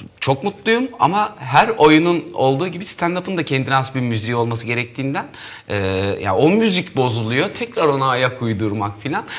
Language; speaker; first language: Turkish; native; Turkish